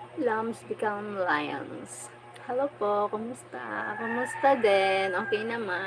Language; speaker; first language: Filipino; non-native, local second language; Bikol